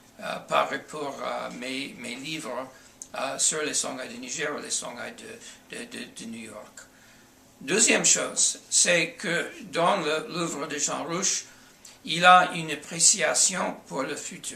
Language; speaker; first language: French; non-native, fluent; English